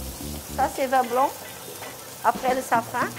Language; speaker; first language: French; non-native, fluent; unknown